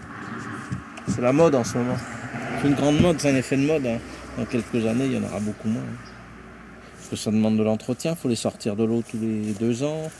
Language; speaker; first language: French; native; French